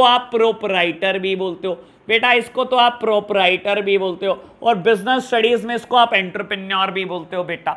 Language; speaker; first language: Hindi; native; Hindi